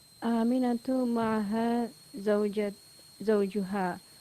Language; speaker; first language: Arabic; non-native, learner; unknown